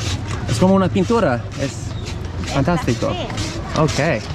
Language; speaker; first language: Spanish; non-native, learner; English